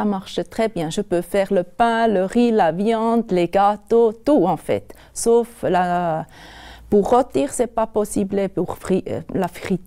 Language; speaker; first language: French; non-native, local second language; German